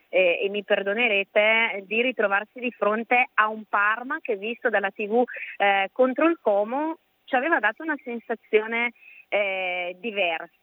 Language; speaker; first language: Italian; native; Italian